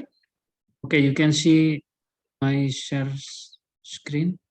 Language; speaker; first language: English; non-native, learner; Indonesian